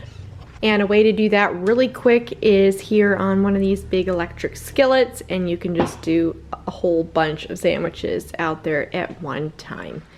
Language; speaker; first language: English; native; English